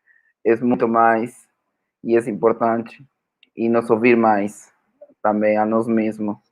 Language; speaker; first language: Portuguese; non-native, fluent; Spanish